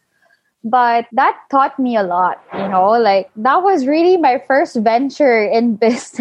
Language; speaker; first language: English; non-native, local second language; Filipino